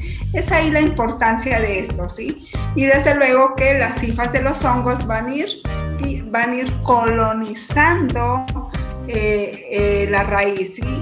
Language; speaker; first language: Spanish; native; Spanish